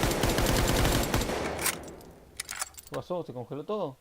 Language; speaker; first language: Spanish; native; Spanish